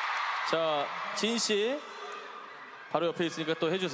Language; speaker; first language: Korean; native; Korean